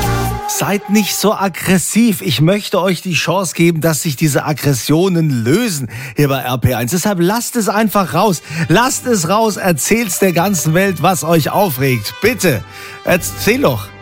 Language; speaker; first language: German; native; German